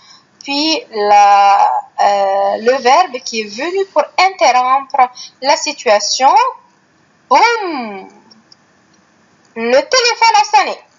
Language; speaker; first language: French; non-native, fluent; Arabic